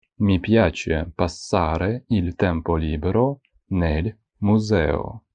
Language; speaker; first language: Italian; non-native, fluent; Ukrainian